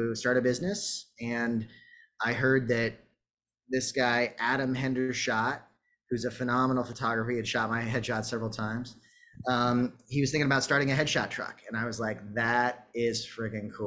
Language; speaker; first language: English; native; English